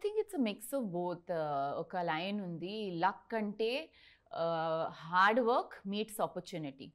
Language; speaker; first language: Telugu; non-native, learner; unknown